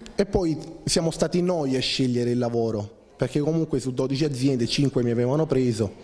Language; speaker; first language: Italian; native; Italian